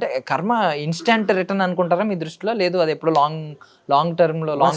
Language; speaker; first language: Telugu; native; Telugu